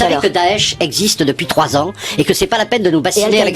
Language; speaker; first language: French; native; French